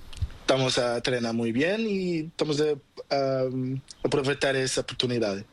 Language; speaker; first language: Spanish; non-native, learner; Portuguese